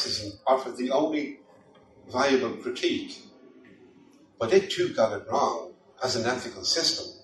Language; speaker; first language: English; native; English